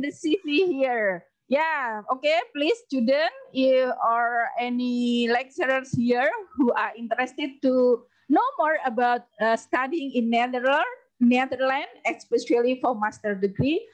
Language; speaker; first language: English; non-native, learner; Indonesian